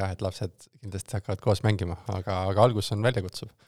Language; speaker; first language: Estonian; native; Estonian